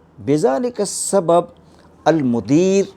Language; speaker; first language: Arabic; non-native, fluent; Urdu